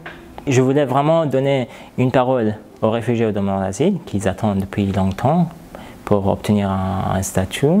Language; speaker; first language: French; non-native, learner; Persian